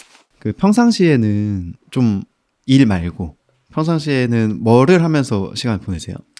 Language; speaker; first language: Korean; native; Korean